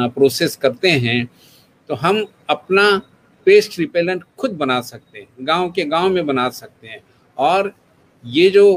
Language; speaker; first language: Hindi; non-native, local second language; Gujarati